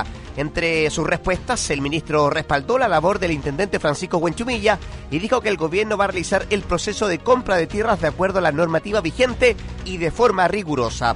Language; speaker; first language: Spanish; native; Spanish